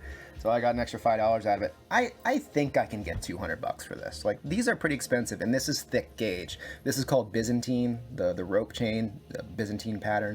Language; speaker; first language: English; native; English